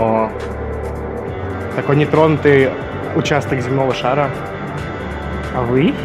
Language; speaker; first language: Russian; non-native, fluent; Portuguese